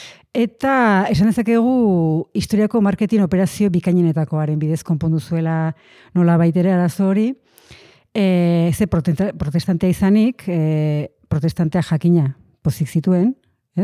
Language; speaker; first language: Basque; native; Basque